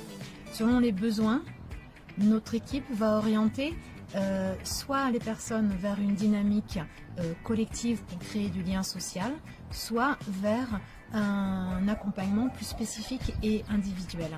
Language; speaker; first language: French; native; French